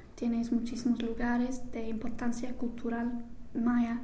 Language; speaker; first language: Spanish; non-native, fluent; English